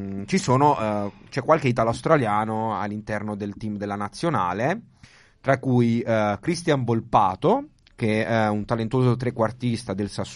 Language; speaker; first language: Italian; native; Italian